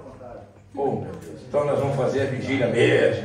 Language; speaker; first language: Portuguese; native; Portuguese